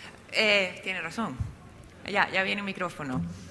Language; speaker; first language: Spanish; native; Spanish